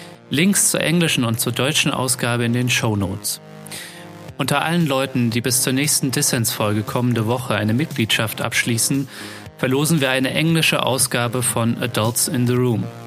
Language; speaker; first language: German; native; German